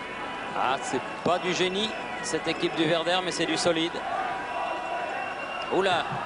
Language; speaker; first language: French; native; French